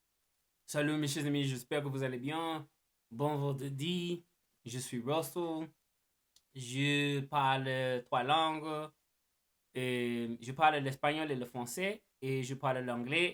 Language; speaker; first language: French; non-native, learner; English